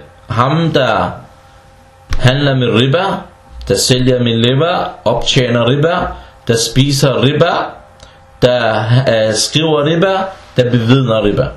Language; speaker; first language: Danish; non-native, fluent; Arabic